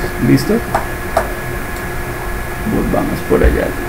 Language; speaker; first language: Spanish; native; Spanish